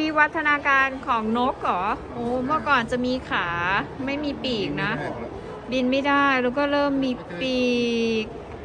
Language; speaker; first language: Thai; native; Thai